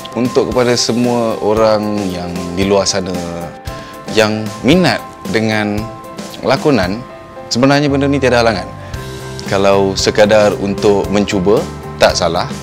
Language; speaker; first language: Malay; native; Malay